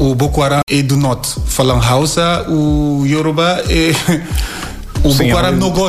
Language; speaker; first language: Portuguese; non-native, learner; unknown